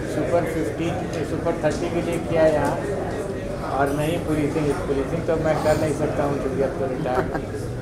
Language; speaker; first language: Hindi; native; Hindi